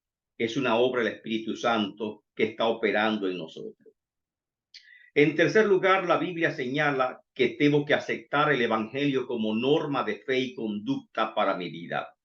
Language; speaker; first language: Spanish; native; Spanish